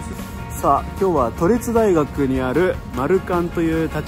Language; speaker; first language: Japanese; native; Japanese